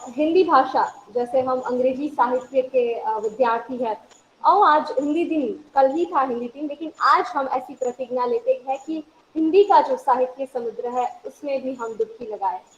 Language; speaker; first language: Hindi; non-native, local second language; Gujarati